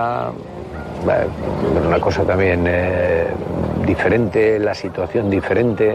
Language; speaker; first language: Spanish; native; Spanish